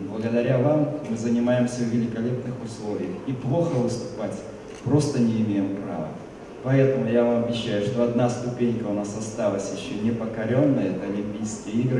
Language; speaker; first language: Russian; native; Russian